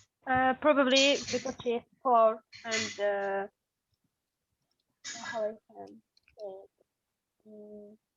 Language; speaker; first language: English; non-native, learner; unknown